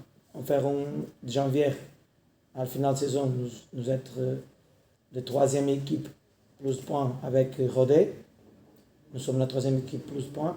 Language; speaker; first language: French; non-native, learner; Portuguese